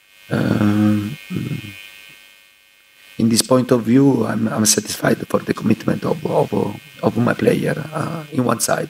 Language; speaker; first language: English; non-native, learner; Italian